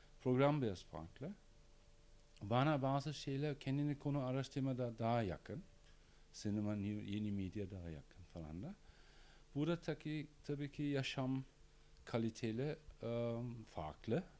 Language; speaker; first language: Turkish; non-native, learner; German